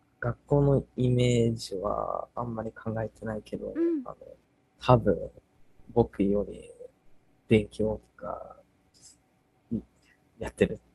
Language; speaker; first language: Japanese; early bilingual, heritage; English